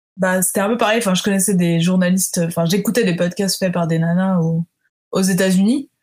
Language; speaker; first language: French; native; French